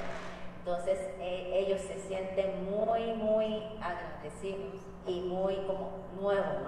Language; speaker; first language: Spanish; non-native, fluent; Japanese